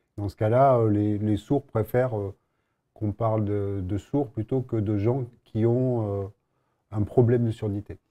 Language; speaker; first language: French; native; French